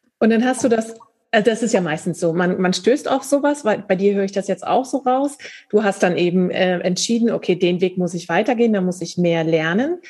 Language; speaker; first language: German; native; German